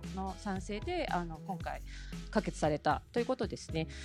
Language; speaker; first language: Japanese; native; Japanese